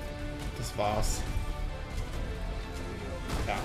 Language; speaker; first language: German; native; German